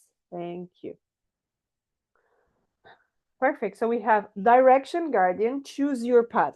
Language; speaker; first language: English; non-native, fluent; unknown